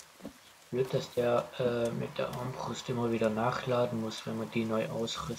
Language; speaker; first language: German; native; German